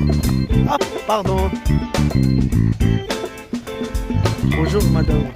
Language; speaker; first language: French; non-native, learner; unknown